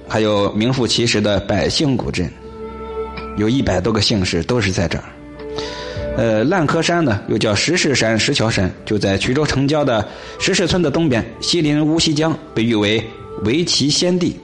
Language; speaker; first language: Chinese; native; Chinese